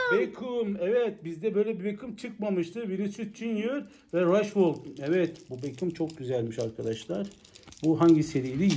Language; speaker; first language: Turkish; native; Turkish